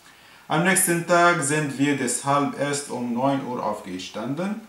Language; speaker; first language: German; non-native, fluent; Arabic